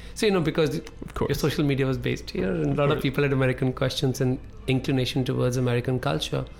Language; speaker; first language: English; non-native, local second language; Punjabi